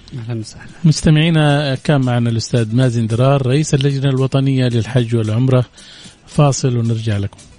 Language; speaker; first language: Arabic; native; Arabic